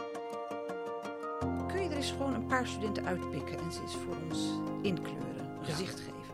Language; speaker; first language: Dutch; native; Dutch